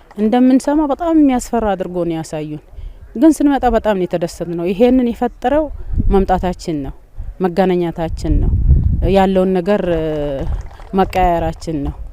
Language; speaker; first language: Amharic; non-native, local second language; Oromo